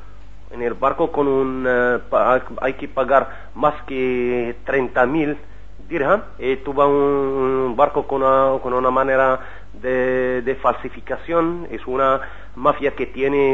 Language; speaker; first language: Spanish; non-native, learner; Arabic